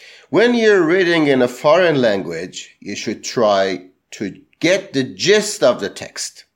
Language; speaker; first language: English; non-native, fluent; Persian